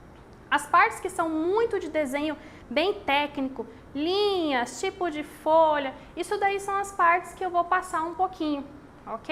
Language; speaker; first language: Portuguese; native; Portuguese